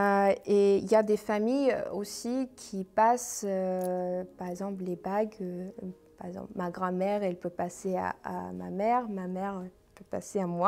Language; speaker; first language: French; non-native, fluent; Armenian